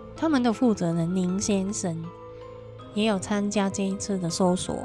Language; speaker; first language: Chinese; non-native, fluent; Cantonese